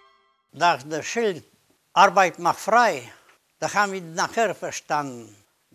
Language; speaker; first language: German; non-native, learner; Polish